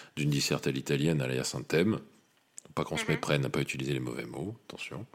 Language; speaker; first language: French; native; French